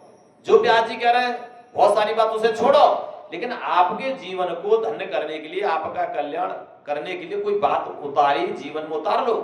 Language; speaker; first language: Hindi; native; Hindi